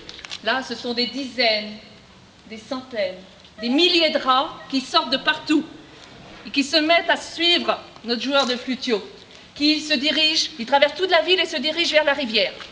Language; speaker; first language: French; native; French